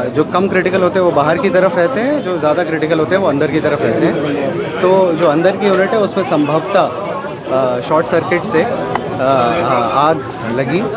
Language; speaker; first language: Hindi; native; Hindi